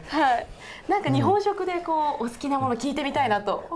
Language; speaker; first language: Japanese; native; Japanese